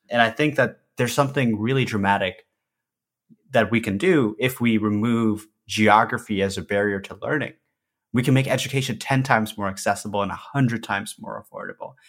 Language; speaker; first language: English; early bilingual, other home language; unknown